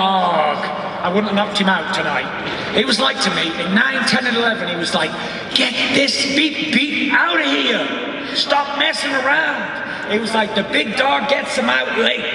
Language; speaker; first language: English; native; English